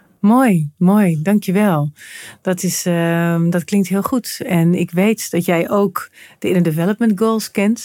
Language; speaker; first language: Dutch; native; Dutch